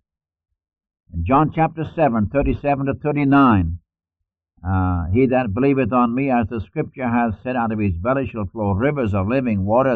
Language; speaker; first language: English; native; English